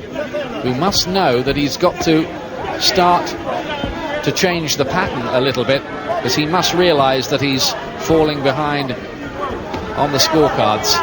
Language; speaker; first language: English; native; English